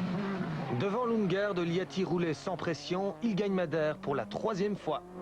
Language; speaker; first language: French; native; French